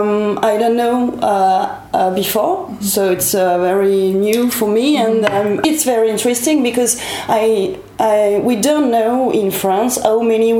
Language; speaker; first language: English; non-native, learner; French